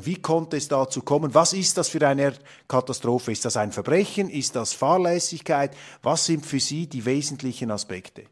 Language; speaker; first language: German; native; German